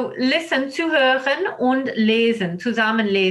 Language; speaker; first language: German; non-native, fluent; English